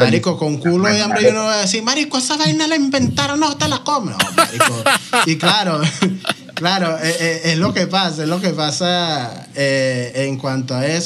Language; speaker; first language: Spanish; native; Spanish